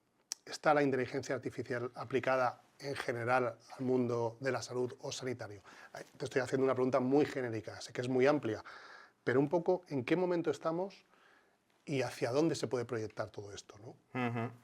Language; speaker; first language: Spanish; native; Spanish